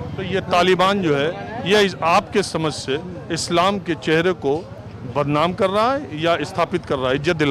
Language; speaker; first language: Hindi; native; Hindi